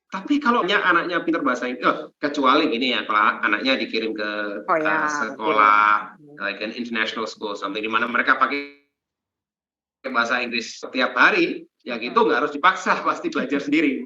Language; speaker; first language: Indonesian; non-native, fluent; English